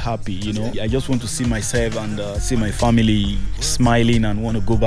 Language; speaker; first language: English; non-native, local second language; Yoruba